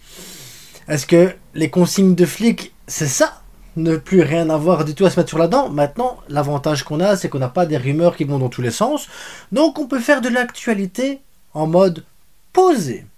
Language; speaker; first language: French; native; French